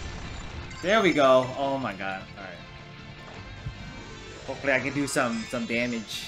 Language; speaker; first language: English; native; English